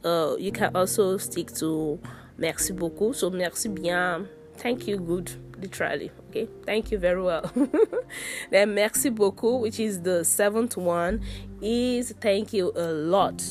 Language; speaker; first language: English; non-native, local second language; Yoruba